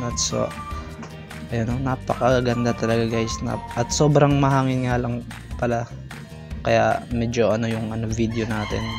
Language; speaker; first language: Filipino; non-native, local second language; Masbatenyo